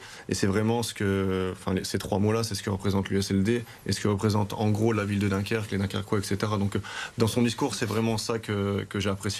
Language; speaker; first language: French; native; French